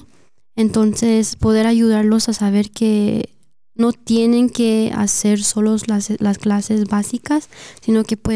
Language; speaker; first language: Spanish; early bilingual, heritage; Spanish